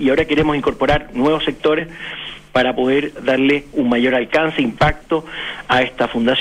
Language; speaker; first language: Spanish; native; Spanish